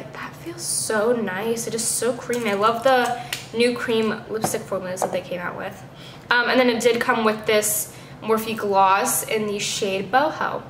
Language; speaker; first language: English; native; English